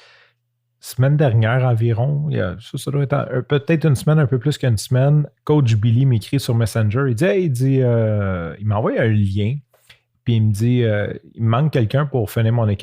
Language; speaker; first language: French; native; French